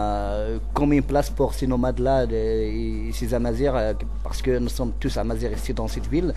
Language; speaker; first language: French; non-native, local second language; Central Atlas Tamazight